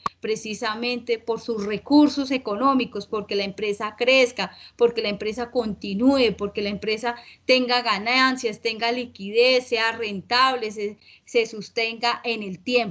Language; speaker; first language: Spanish; native; Spanish